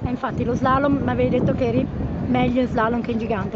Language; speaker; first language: Italian; native; Italian